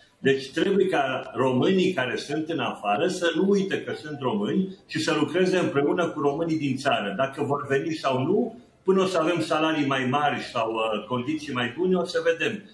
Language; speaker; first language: Romanian; native; Romanian